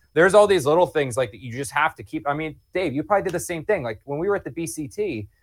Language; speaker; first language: English; native; English